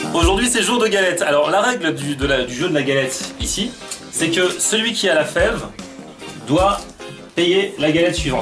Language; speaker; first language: French; native; French